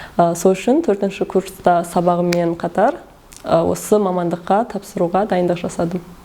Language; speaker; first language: Kazakh; early bilingual, heritage; Kazakh